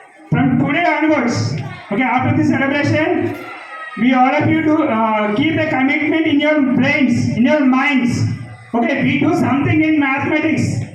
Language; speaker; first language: English; non-native, local second language; Telugu